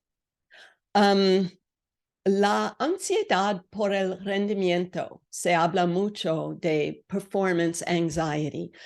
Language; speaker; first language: Spanish; non-native, learner; English